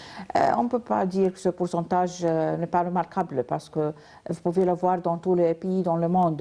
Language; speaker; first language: French; non-native, learner; Arabic